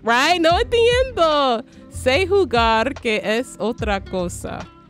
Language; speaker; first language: Spanish; non-native, learner; English